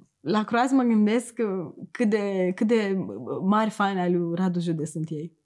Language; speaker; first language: Romanian; native; Romanian